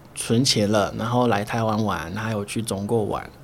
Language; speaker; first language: Chinese; non-native, fluent; Portuguese